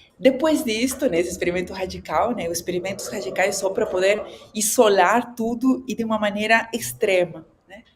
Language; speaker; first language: Portuguese; non-native, fluent; Spanish